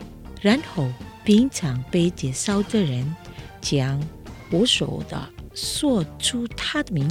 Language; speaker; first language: Chinese; non-native, fluent; Indonesian